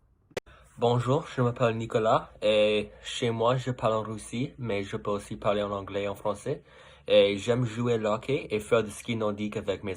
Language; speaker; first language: French; non-native, local second language; Russian